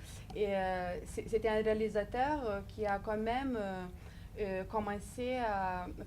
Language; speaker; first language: French; non-native, fluent; Lithuanian